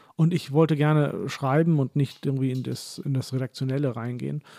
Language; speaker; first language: German; native; German